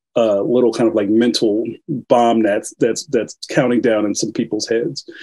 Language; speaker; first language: English; native; English